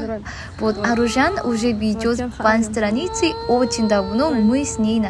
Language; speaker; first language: Russian; non-native, learner; Korean